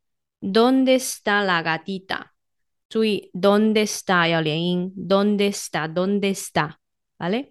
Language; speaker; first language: Spanish; non-native, fluent; Chinese